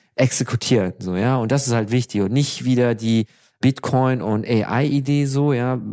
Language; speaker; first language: German; native; German